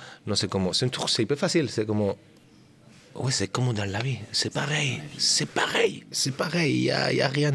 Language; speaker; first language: French; non-native, learner; Catalan